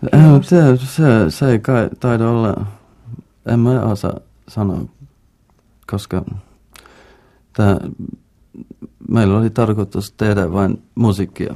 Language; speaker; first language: Finnish; non-native, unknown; English